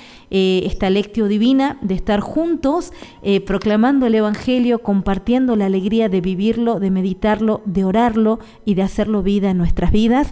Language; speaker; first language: Spanish; native; Spanish